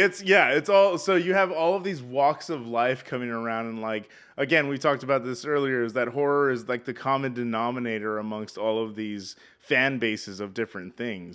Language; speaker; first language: English; native; English